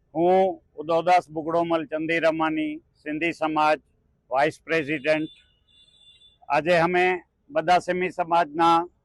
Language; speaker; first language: Gujarati; non-native, local second language; Sindhi